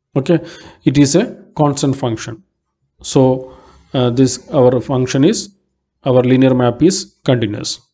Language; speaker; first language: English; non-native, local second language; Malayalam